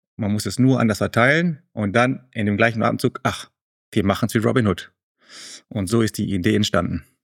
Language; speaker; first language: German; early bilingual, other home language; Spanish